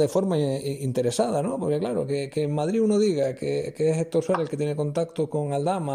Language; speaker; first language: Spanish; native; Spanish